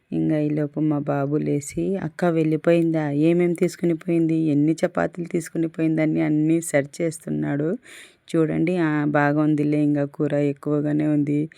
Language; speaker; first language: Telugu; non-native, local second language; Urdu